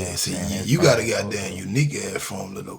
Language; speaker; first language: English; native; English